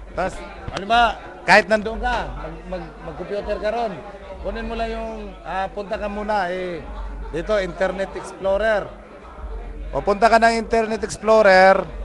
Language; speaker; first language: Filipino; native; Filipino